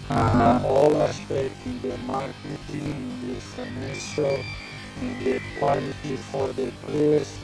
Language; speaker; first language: English; non-native, learner; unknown